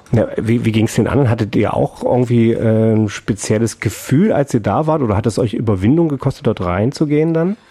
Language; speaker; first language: German; native; German